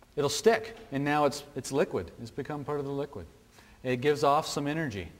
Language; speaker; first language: English; native; English